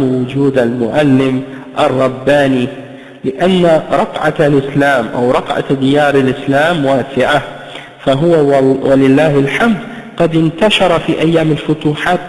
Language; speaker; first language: Arabic; non-native, fluent; French